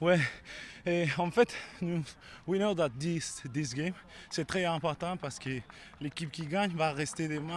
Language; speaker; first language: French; non-native, learner; English